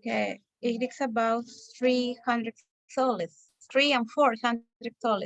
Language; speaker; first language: English; non-native, learner; Spanish